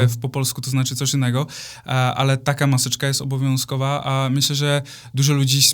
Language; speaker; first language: Polish; non-native, fluent; Czech